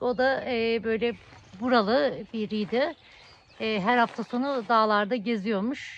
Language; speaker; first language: Turkish; native; Turkish